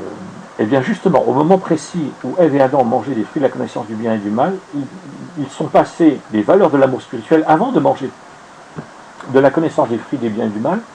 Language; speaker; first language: French; native; French